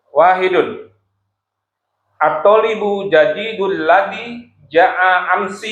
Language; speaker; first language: Arabic; non-native, learner; Indonesian